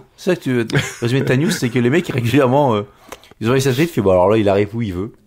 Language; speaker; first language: French; native; French